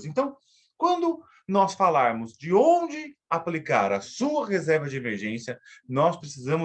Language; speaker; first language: Portuguese; native; Portuguese